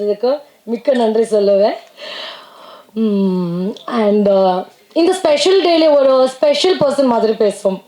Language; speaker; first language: Tamil; non-native, learner; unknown